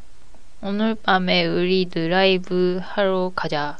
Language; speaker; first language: Korean; non-native, learner; Japanese